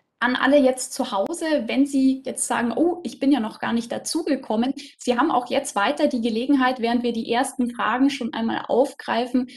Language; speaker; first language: German; native; German